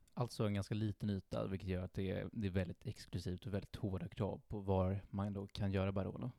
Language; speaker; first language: Swedish; early bilingual, other home language; Italian